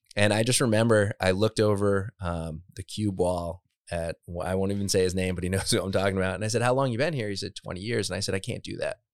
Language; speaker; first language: English; native; English